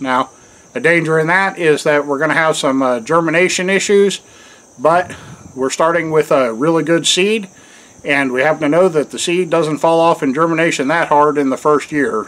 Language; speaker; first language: English; native; English